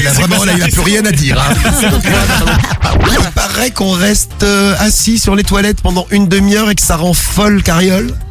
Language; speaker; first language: French; native; French